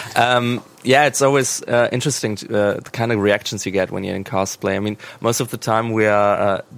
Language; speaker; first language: English; non-native, fluent; German